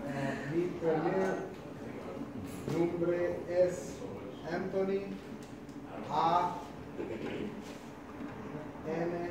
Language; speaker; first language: Spanish; non-native, learner; English